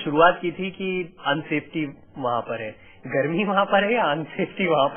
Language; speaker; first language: Hindi; native; Hindi